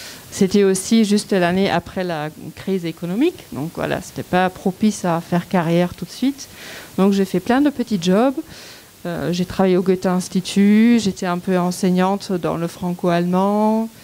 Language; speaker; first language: French; non-native, fluent; German